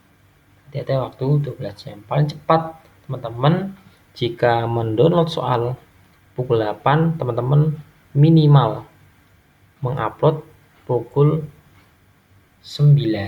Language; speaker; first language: Indonesian; native; Indonesian